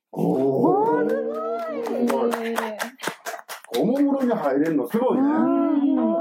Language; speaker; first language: Japanese; native; Japanese